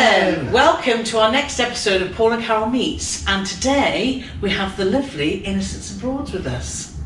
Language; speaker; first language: English; native; English